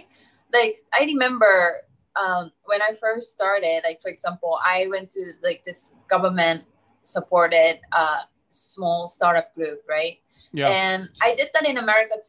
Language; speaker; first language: English; non-native, fluent; Japanese